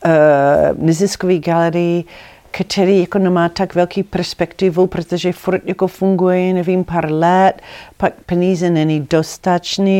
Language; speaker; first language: Czech; non-native, fluent; English